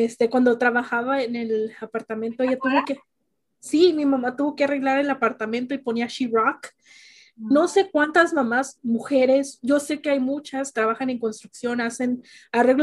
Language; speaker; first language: Spanish; early bilingual, heritage; Spanish